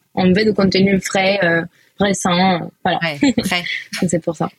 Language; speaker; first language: French; non-native, fluent; Spanish